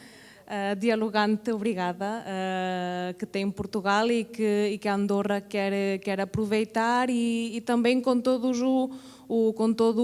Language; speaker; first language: Portuguese; non-native, fluent; Catalan